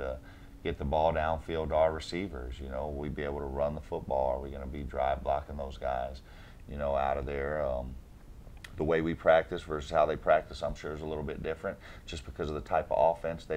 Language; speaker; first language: English; native; English